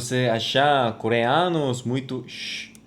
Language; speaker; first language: Portuguese; non-native, learner; Korean